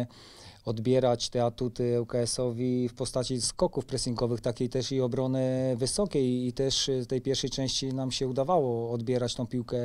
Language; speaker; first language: Polish; native; Polish